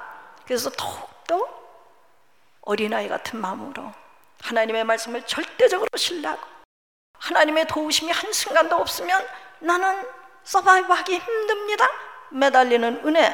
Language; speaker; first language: Korean; native; Korean